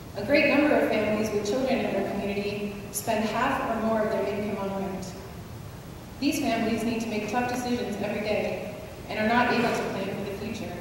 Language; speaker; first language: English; native; English